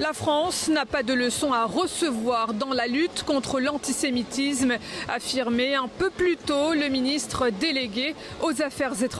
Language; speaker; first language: French; native; French